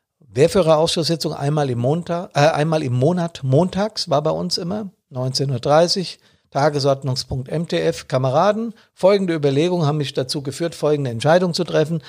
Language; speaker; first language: German; native; German